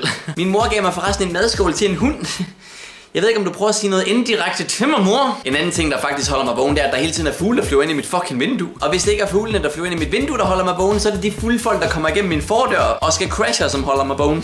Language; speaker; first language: Danish; native; Danish